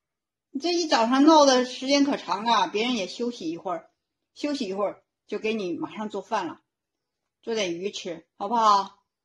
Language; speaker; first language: Chinese; native; Chinese